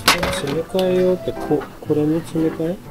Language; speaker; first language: Japanese; native; Japanese